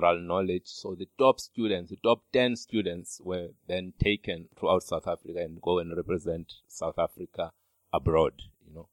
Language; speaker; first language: English; non-native, local second language; Xhosa